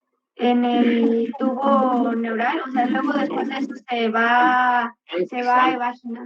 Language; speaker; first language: Spanish; native; Spanish